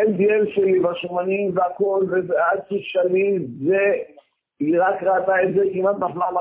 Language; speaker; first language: Hebrew; native; Hebrew